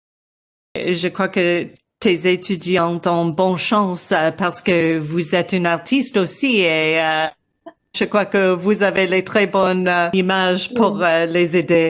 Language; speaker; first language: French; non-native, learner; English